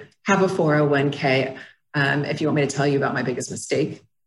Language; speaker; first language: English; native; English